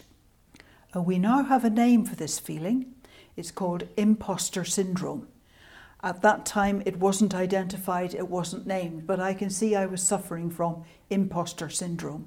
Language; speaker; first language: English; native; English